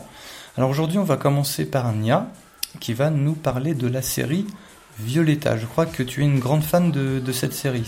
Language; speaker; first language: French; native; French